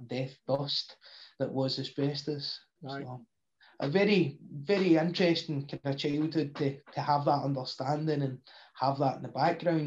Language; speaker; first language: English; native; English